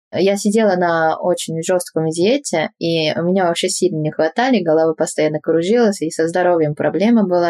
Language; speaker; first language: Russian; non-native, fluent; Japanese